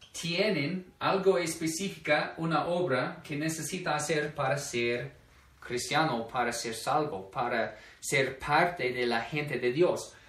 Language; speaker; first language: Spanish; non-native, fluent; English